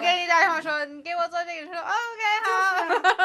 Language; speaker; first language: Chinese; non-native, learner; English